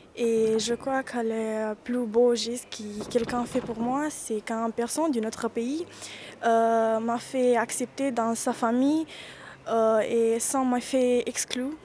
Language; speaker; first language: French; non-native, learner; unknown